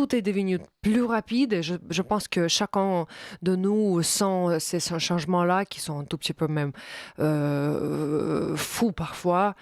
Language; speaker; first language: French; non-native, fluent; Russian